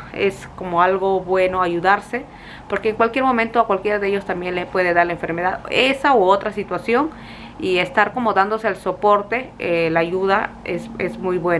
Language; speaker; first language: Spanish; native; Spanish